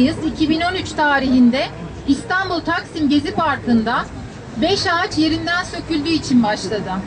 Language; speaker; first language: Turkish; native; Turkish